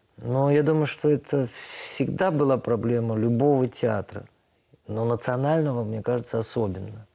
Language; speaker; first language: Russian; non-native, local second language; Tatar